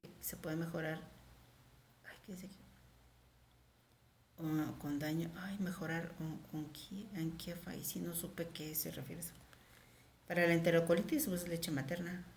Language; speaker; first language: Spanish; native; Spanish